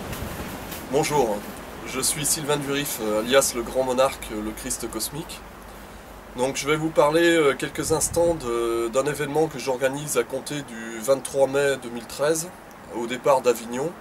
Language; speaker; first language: French; native; French